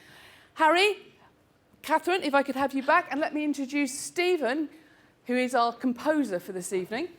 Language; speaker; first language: English; native; English